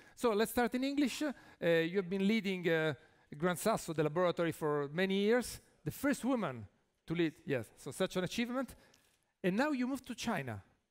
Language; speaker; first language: English; non-native, fluent; Italian